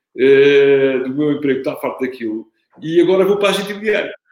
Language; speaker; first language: Portuguese; non-native, fluent; Italian